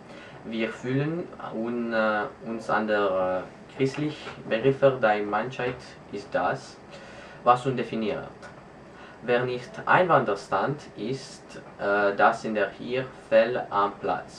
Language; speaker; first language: German; non-native, learner; French